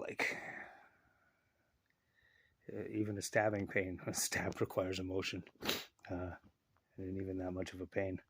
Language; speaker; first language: English; native; English